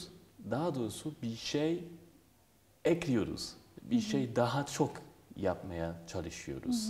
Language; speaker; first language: Turkish; non-native, fluent; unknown